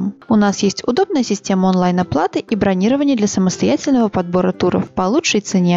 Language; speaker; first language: Russian; native; Russian